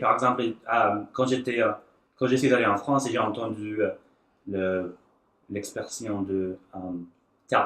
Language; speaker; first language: French; non-native, learner; English